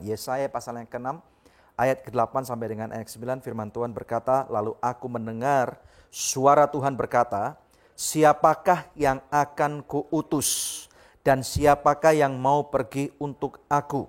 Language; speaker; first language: Indonesian; native; Indonesian